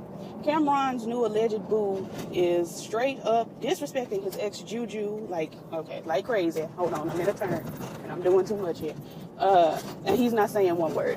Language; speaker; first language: English; native; English